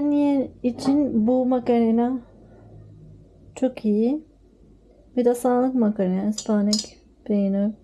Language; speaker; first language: Turkish; non-native, learner; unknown